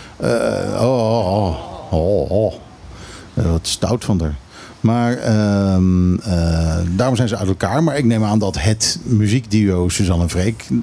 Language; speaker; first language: Dutch; native; Dutch